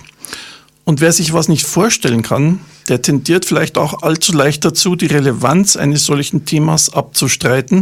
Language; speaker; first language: German; native; German